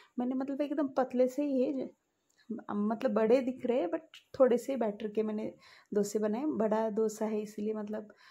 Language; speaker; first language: Hindi; non-native, local second language; Marathi